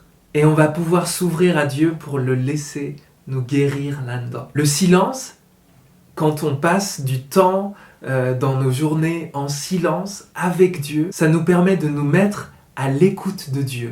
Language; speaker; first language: French; native; French